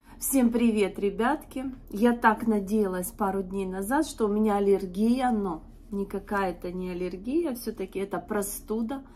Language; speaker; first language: Russian; native; Russian